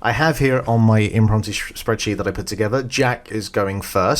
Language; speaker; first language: English; native; English